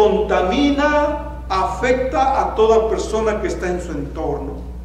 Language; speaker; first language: Spanish; native; Spanish